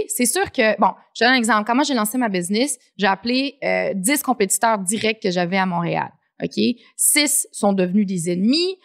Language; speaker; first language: French; native; French